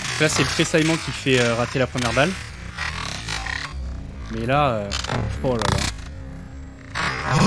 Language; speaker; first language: French; native; French